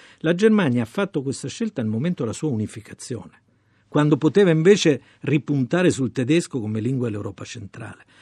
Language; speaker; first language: Italian; native; Italian